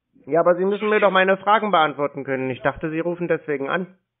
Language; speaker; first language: German; native; German